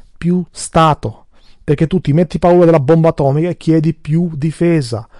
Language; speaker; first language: Italian; early bilingual, other home language; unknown